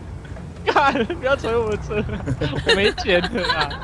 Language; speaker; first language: Chinese; native; Chinese